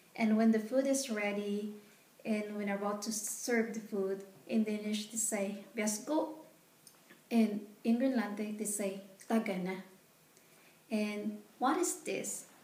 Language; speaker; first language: English; non-native, local second language; Filipino